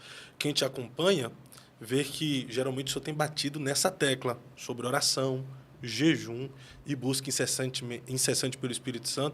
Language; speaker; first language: Portuguese; native; Portuguese